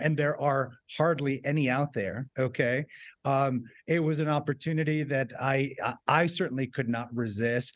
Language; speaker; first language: English; native; English